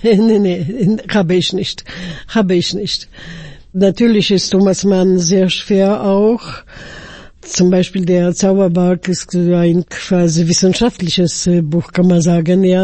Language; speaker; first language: German; non-native, fluent; Polish